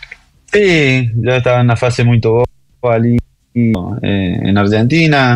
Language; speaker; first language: Portuguese; non-native, learner; Spanish